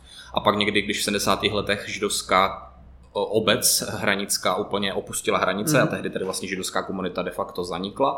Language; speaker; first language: Czech; native; Czech